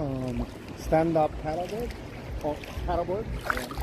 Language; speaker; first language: English; native; English